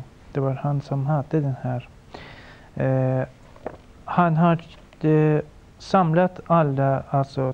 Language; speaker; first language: Swedish; non-native, fluent; Persian